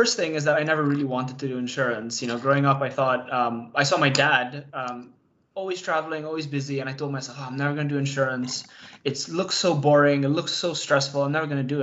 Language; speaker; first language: English; non-native, local second language; Cebuano